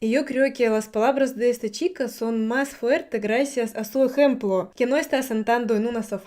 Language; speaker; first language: Spanish; non-native, fluent; Russian